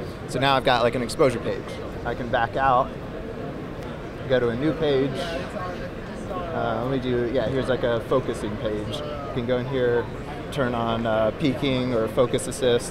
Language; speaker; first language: English; native; English